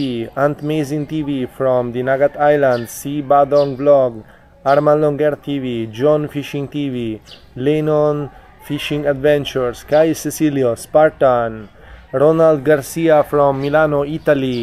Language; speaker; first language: English; non-native, local second language; Filipino